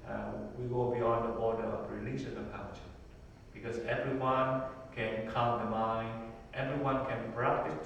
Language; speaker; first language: English; non-native, learner; Vietnamese